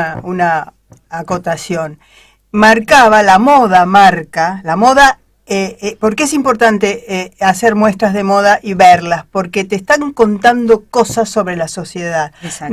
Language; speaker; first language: Spanish; native; Spanish